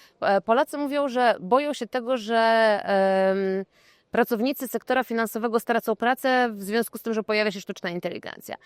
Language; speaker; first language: Polish; native; Polish